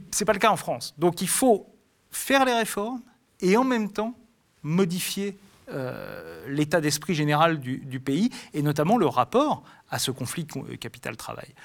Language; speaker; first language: French; native; French